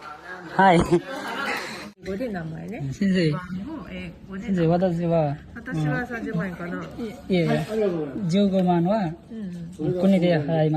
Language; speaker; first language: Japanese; non-native, learner; Nepali